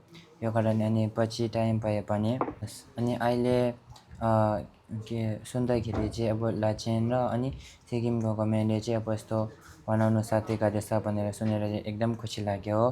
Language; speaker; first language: Nepali; non-native, local second language; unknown